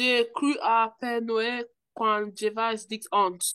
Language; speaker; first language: French; non-native, learner; Spanish